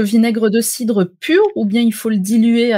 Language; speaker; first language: French; native; French